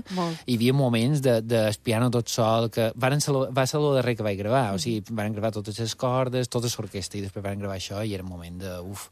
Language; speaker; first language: Catalan; native; Catalan